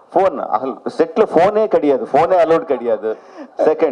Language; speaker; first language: Tamil; non-native, local second language; Telugu